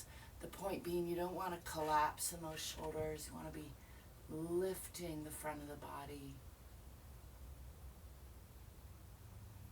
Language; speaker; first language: English; native; English